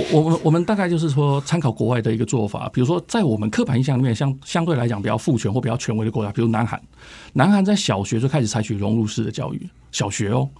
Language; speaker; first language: Chinese; native; Chinese